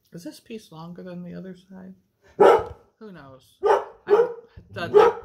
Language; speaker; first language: English; native; English